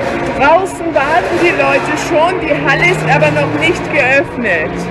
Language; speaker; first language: German; native; German